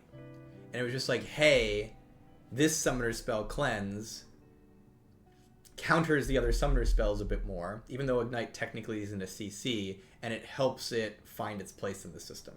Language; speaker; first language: English; native; English